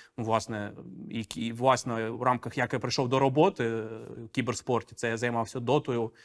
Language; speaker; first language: Ukrainian; non-native, local second language; Russian